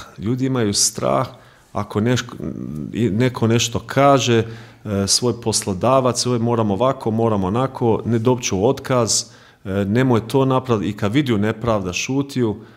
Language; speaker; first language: Croatian; early bilingual, heritage; Croatian